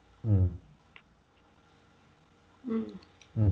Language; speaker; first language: Korean; native; Korean